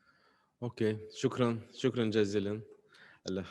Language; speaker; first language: Arabic; non-native, fluent; Russian